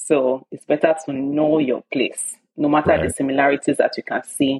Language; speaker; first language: English; non-native, local second language; Yoruba